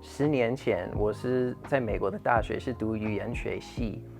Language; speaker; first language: Chinese; non-native, fluent; English